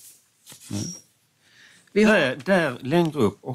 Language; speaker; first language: Swedish; native; Swedish